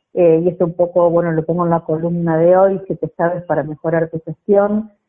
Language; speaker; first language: Spanish; native; Spanish